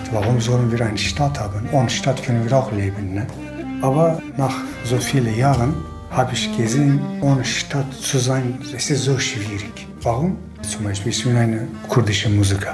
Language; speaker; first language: German; non-native, fluent; Kurdish